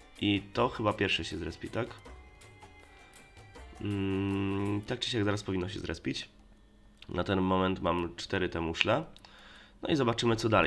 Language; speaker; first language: Polish; native; Polish